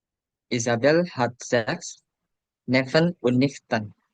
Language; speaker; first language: German; non-native, learner; Indonesian